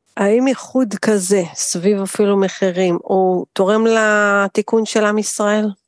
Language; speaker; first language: Hebrew; native; Hebrew